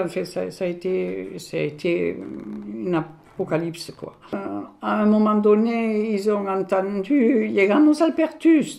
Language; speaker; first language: French; early bilingual, other home language; Spanish